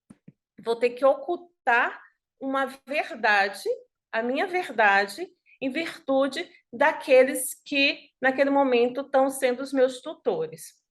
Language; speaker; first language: Portuguese; native; Portuguese